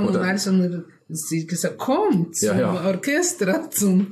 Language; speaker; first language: German; non-native, learner; Russian